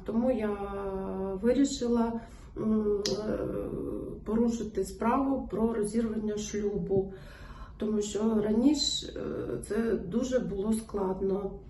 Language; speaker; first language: Ukrainian; non-native, local second language; Russian